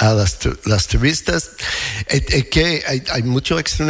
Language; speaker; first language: Spanish; non-native, learner; English